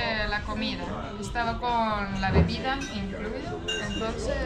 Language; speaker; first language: Spanish; non-native, fluent; Estonian